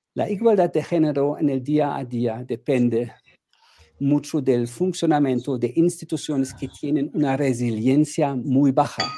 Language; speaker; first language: Spanish; non-native, fluent; German